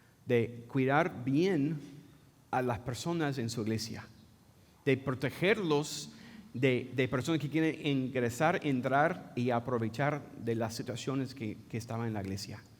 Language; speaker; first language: Spanish; non-native, fluent; English